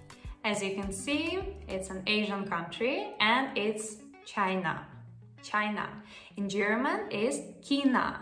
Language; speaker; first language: English; non-native, fluent; Russian